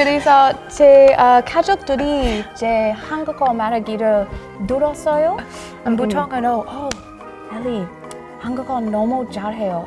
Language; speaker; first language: Korean; non-native, learner; English